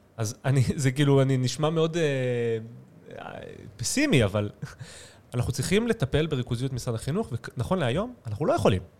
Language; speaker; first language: Hebrew; native; Hebrew